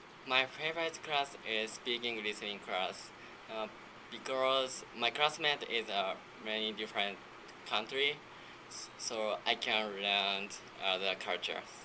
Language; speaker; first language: English; non-native, learner; Japanese